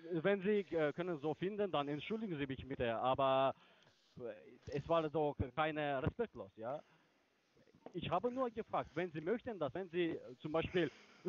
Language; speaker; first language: German; non-native, learner; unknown